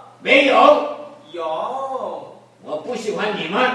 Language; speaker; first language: Chinese; non-native, learner; Korean